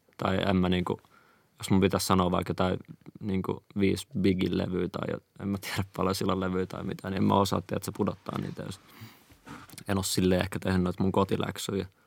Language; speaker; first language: Finnish; native; Finnish